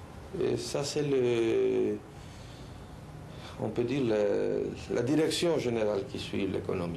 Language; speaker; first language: French; non-native, fluent; Spanish